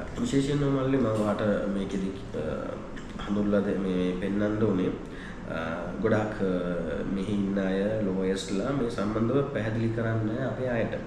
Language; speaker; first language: Sinhala; non-native, local second language; Tamil